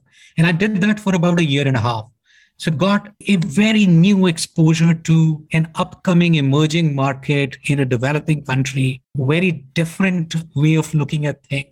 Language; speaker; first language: English; non-native, local second language; Hindi